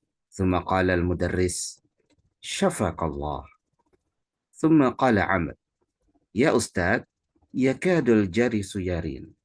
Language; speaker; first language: Arabic; non-native, fluent; Indonesian